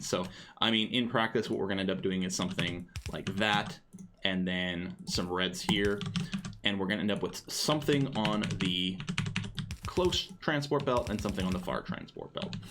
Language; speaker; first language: English; native; English